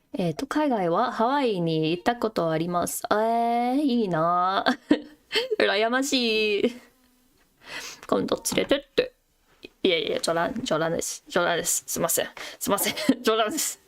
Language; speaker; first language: Japanese; non-native, fluent; English